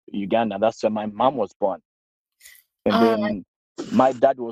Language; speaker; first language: English; non-native, local second language; Ganda